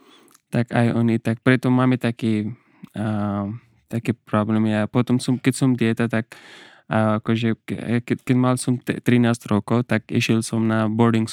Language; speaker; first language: Slovak; non-native, learner; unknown